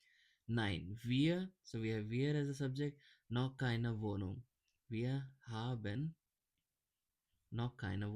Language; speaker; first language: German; non-native, learner; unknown